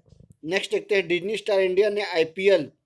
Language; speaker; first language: Hindi; native; Hindi